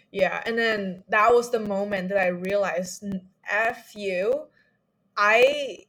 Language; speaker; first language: English; non-native, fluent; Chinese